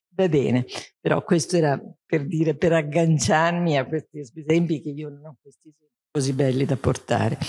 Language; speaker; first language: Italian; native; Italian